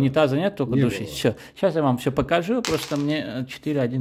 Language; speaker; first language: Russian; native; Russian